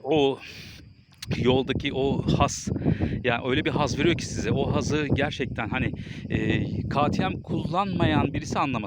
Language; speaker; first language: Turkish; native; Turkish